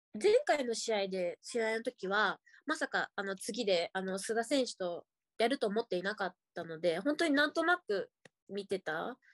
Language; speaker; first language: Japanese; native; Japanese